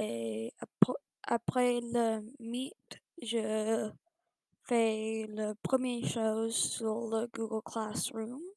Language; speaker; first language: French; non-native, learner; English